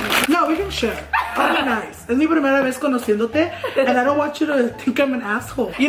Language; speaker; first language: English; early bilingual, other home language; Spanish